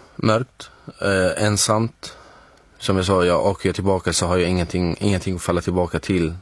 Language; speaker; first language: Swedish; non-native, fluent; Arabic